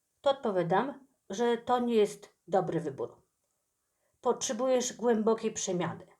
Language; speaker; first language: Polish; native; Polish